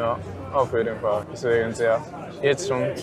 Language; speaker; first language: German; non-native, learner; Japanese